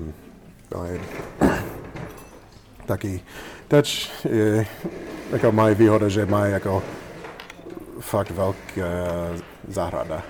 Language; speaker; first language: Czech; non-native, learner; English